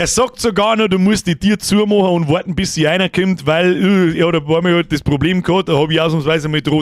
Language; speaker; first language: German; native; German